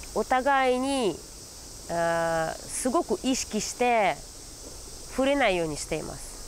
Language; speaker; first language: Japanese; non-native, fluent; Russian